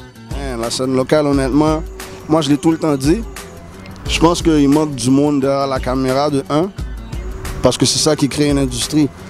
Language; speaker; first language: French; early bilingual, heritage; French